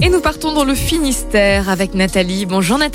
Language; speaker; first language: French; native; French